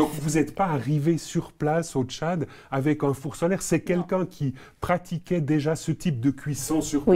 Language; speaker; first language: French; native; French